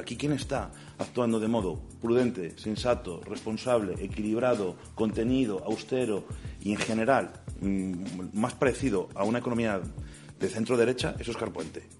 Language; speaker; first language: Spanish; native; Spanish